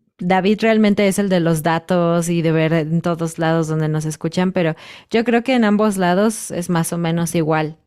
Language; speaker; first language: Spanish; native; Spanish